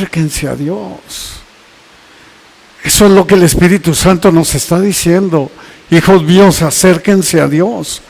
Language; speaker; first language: Spanish; native; Spanish